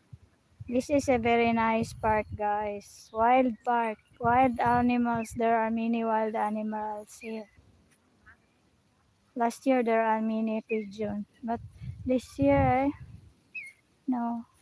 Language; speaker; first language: English; non-native, local second language; Filipino